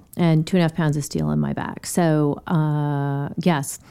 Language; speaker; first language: English; native; English